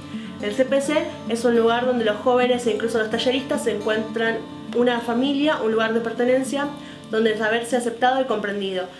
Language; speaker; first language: Spanish; native; Spanish